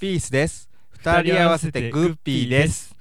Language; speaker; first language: Japanese; native; Japanese